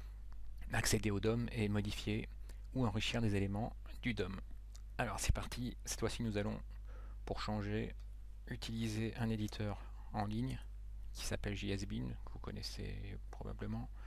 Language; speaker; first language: French; native; French